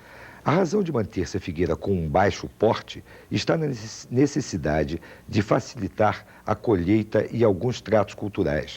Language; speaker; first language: Portuguese; native; Portuguese